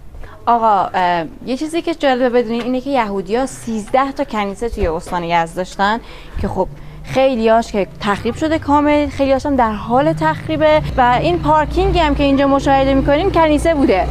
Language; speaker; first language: Persian; native; Persian